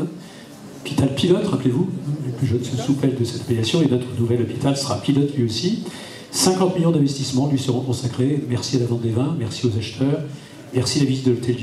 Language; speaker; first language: French; native; French